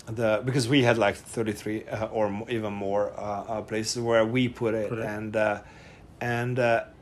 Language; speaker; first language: English; non-native, fluent; Hungarian